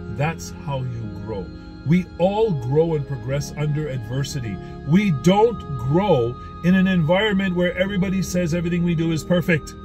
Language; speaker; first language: English; native; English